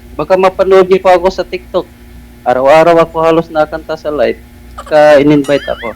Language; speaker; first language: Filipino; non-native, local second language; Cebuano